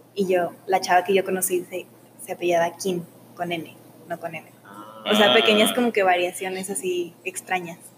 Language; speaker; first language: Spanish; native; Spanish